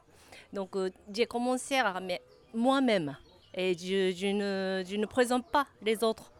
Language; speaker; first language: French; non-native, learner; Japanese